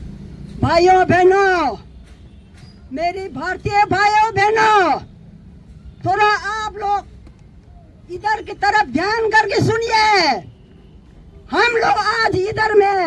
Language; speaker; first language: Hindi; non-native, local second language; Tibetan